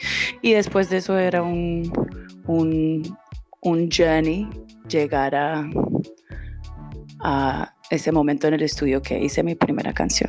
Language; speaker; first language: Spanish; early bilingual, heritage; Spanish